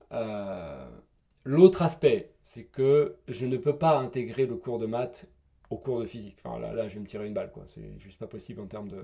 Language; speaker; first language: French; native; French